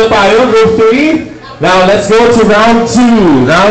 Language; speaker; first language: English; non-native, local second language; Filipino